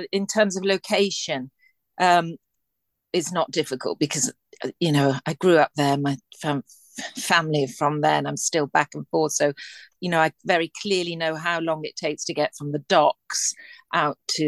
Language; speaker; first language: English; native; English